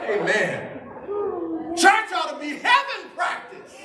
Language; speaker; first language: English; native; English